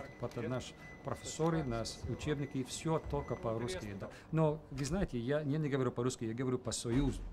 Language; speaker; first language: Russian; non-native, learner; English